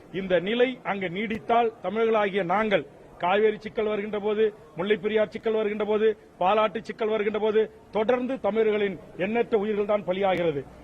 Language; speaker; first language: Tamil; native; Tamil